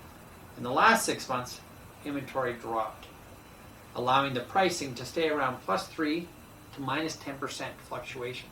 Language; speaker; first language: English; native; English